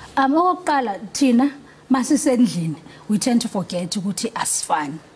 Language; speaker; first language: Zulu; non-native, local second language; Southern Sotho